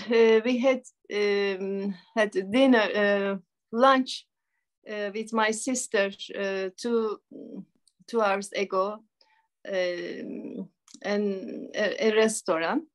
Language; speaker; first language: English; non-native, learner; Turkish